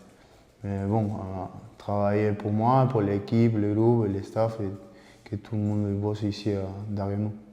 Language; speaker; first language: French; non-native, learner; Spanish